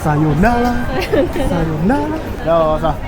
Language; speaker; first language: Japanese; non-native, learner; Thai